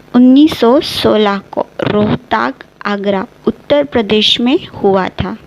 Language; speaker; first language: Hindi; non-native, local second language; Gujarati